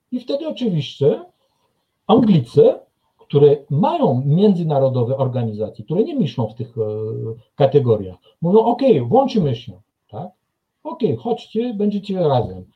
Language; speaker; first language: Polish; non-native, fluent; French